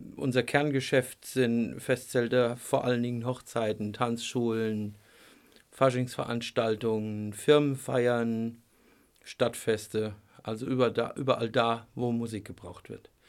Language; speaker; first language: German; native; German